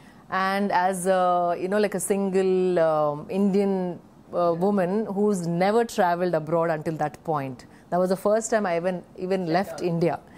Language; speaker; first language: English; non-native, local second language; Telugu